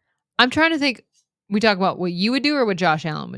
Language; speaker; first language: English; native; English